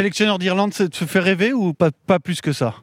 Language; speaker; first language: French; native; French